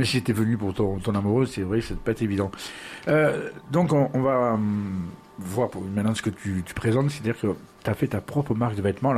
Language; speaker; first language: French; native; French